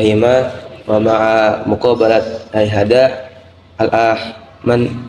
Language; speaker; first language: Arabic; non-native, learner; Indonesian